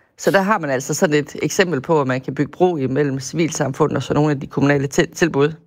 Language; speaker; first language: Danish; native; Danish